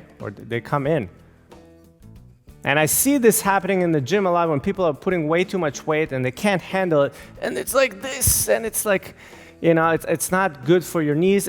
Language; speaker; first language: English; native; English